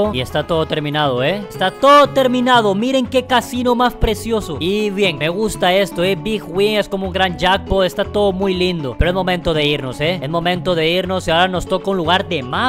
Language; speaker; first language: Spanish; native; Spanish